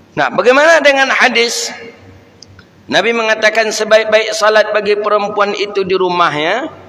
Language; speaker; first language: Malay; non-native, local second language; Minangkabau